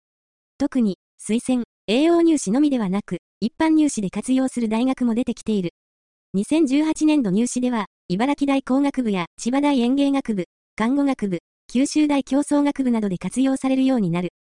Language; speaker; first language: Japanese; native; Japanese